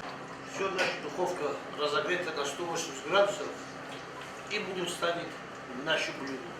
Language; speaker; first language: Russian; non-native, fluent; Tajik